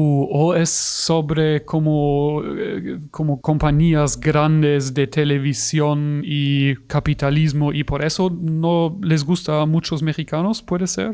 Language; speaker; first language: Spanish; non-native, fluent; German